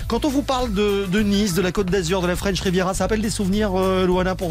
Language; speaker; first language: French; native; French